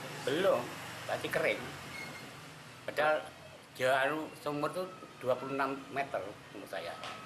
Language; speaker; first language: Indonesian; non-native, local second language; Javanese